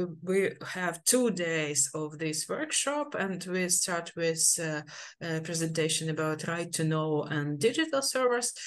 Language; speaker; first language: English; non-native, fluent; Ukrainian